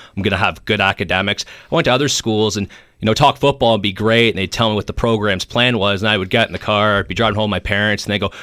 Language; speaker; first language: English; native; English